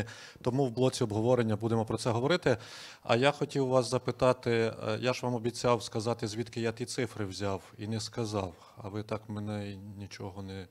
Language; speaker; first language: Ukrainian; native; Ukrainian